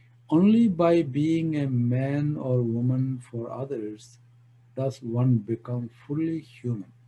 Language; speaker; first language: English; non-native, local second language; Malayalam